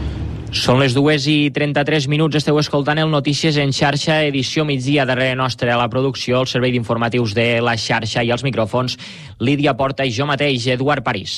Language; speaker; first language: Catalan; native; Catalan